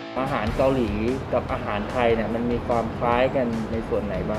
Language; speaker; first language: Thai; native; Thai